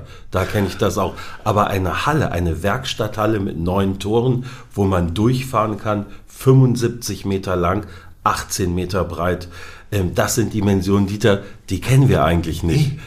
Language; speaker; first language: German; native; German